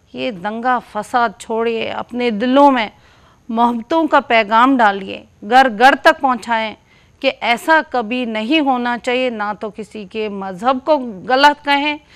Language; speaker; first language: Hindi; native; Hindi